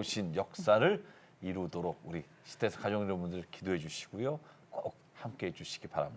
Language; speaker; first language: Korean; native; Korean